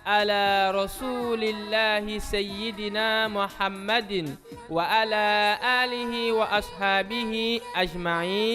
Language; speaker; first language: Arabic; non-native, fluent; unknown